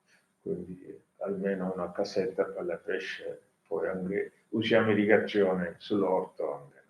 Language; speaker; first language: Italian; non-native, learner; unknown